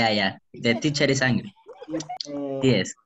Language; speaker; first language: English; non-native, learner; Spanish